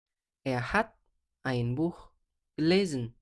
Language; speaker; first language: German; non-native, fluent; Indonesian